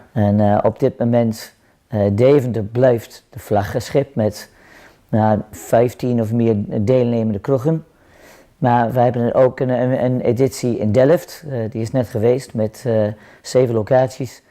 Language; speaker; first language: Dutch; non-native, fluent; English